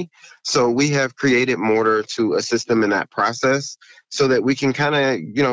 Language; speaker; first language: English; native; English